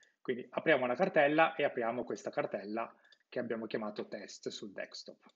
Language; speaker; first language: Italian; native; Italian